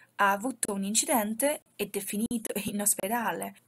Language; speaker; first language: Italian; non-native, fluent; Chinese